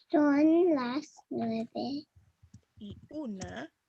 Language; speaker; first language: Spanish; non-native, learner; English